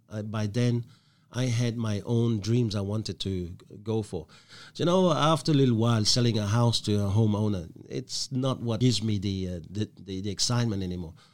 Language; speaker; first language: English; non-native, fluent; French